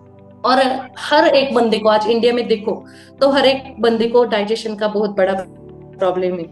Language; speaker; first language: Hindi; native; Hindi